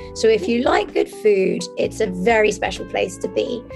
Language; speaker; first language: English; early bilingual, other home language; French